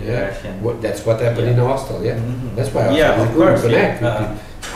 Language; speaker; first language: English; non-native, fluent; Portuguese